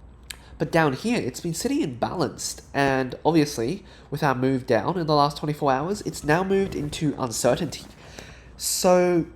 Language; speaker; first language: English; native; English